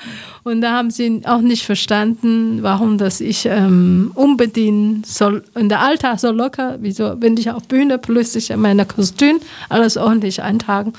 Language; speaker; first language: German; non-native, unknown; Chinese